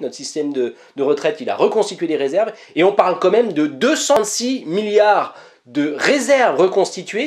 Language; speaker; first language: French; native; French